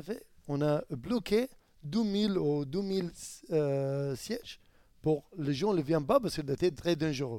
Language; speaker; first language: French; non-native, learner; Arabic